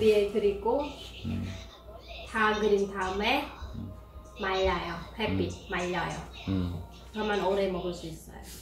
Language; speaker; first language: Korean; non-native, fluent; Khmer